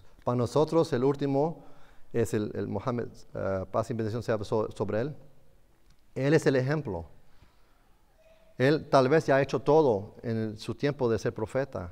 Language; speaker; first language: Spanish; non-native, fluent; English